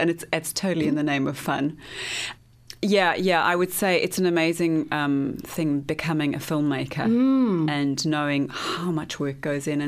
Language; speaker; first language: English; native; English